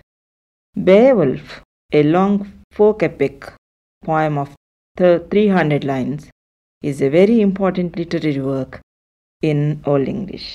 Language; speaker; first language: English; non-native, local second language; Telugu